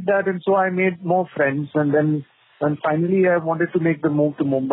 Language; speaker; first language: English; non-native, local second language; Kodava